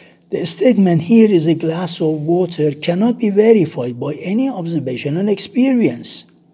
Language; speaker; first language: English; non-native, fluent; Persian